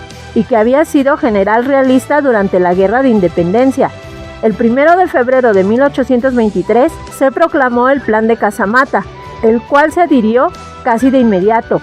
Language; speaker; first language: Spanish; native; Spanish